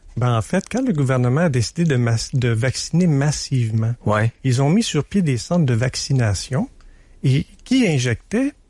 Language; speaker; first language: French; native; French